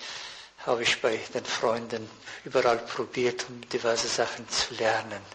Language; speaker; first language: German; non-native, fluent; Persian